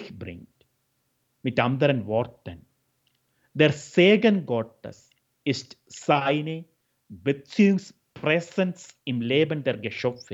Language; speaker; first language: German; non-native, fluent; Malayalam